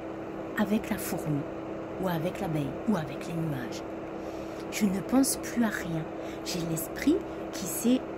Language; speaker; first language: French; native; French